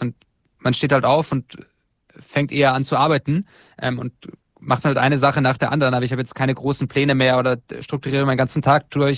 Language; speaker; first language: German; native; German